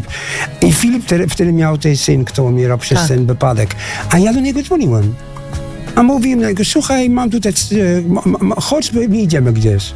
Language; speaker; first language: Polish; non-native, fluent; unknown